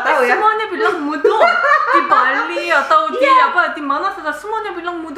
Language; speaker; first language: Indonesian; non-native, learner; Korean